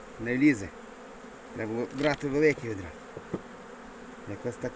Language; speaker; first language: Ukrainian; native; Ukrainian